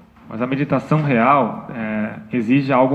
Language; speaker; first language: Portuguese; native; Portuguese